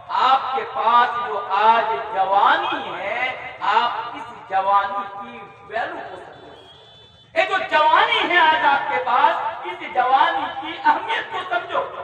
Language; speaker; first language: Urdu; non-native, local second language; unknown